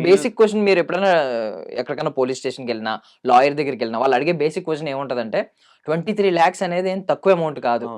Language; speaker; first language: Telugu; native; Telugu